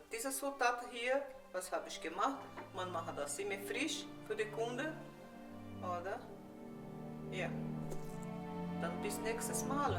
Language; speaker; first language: German; non-native, learner; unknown